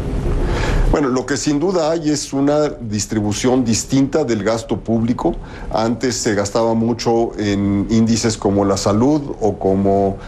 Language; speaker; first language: Spanish; native; Spanish